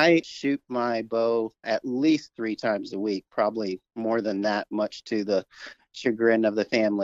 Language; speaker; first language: English; native; English